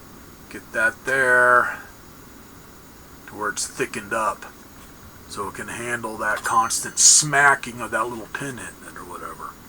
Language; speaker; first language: English; native; English